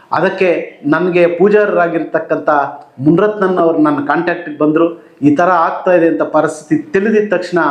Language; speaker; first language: Kannada; native; Kannada